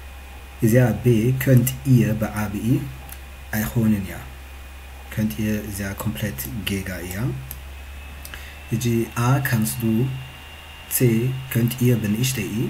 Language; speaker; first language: German; non-native, fluent; Tigrinya